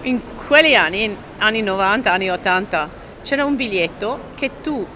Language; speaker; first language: Italian; non-native, fluent; English